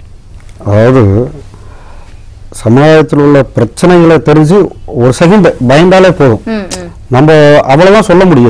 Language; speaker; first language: Tamil; native; Tamil